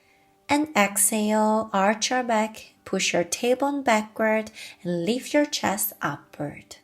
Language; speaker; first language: English; non-native, fluent; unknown